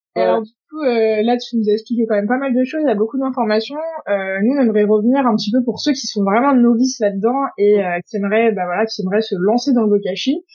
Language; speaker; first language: French; native; French